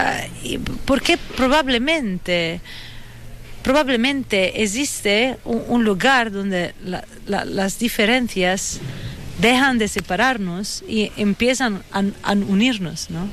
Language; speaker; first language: Spanish; non-native, fluent; Italian